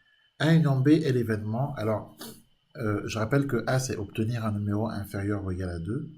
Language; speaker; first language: French; native; French